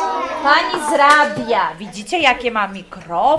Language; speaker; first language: Polish; non-native, local second language; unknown